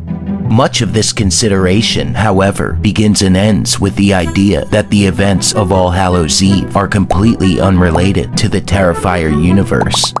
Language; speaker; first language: English; native; English